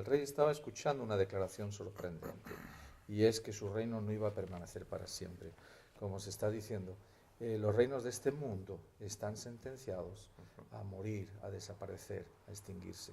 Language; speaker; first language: Spanish; native; Spanish